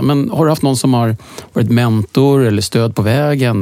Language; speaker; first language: Swedish; native; Swedish